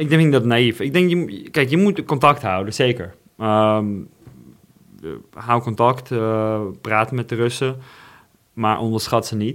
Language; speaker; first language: Dutch; non-native, fluent; Russian